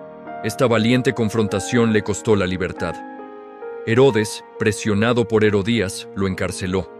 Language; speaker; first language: Spanish; native; Spanish